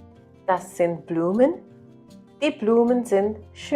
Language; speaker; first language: German; non-native, fluent; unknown